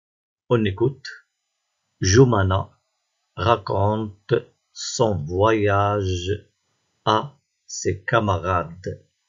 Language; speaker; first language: French; non-native, local second language; Arabic